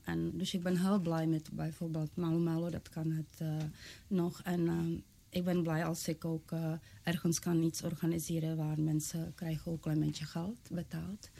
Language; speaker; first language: Dutch; non-native, fluent; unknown